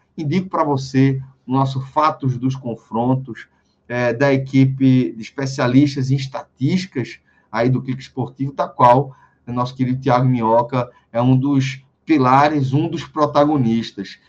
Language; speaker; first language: Portuguese; native; Portuguese